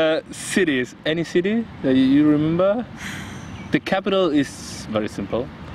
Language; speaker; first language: English; non-native, fluent; Spanish